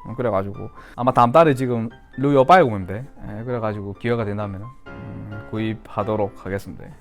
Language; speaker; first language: Korean; early bilingual, heritage; Korean